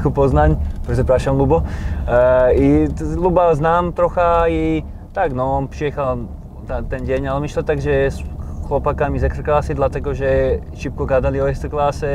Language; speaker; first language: Polish; non-native, learner; Slovak